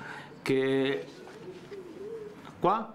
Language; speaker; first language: French; non-native, learner; Spanish